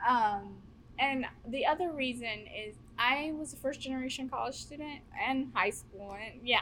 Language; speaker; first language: English; early bilingual, other home language; Spanish